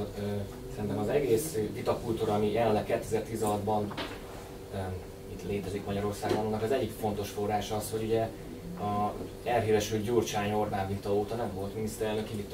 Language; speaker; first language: Hungarian; native; Hungarian